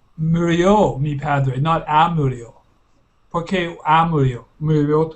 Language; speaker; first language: Spanish; non-native, learner; English